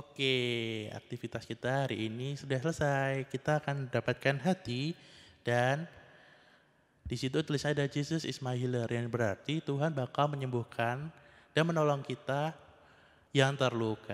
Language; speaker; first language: Indonesian; native; Indonesian